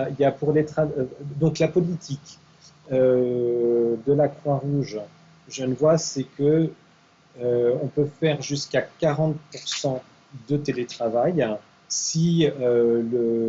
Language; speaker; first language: French; native; French